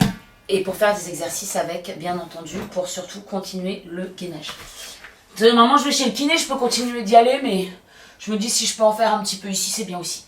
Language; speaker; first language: French; native; French